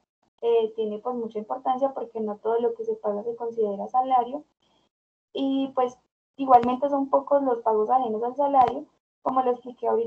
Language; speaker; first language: Spanish; native; Spanish